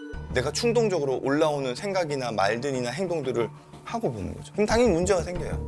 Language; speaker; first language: Korean; native; Korean